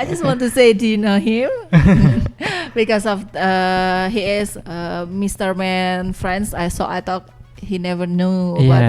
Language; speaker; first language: English; non-native, learner; Indonesian